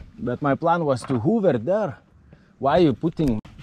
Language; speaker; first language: English; non-native, learner; Lithuanian